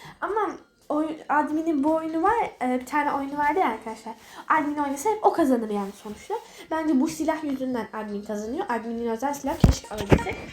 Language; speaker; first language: Turkish; native; Turkish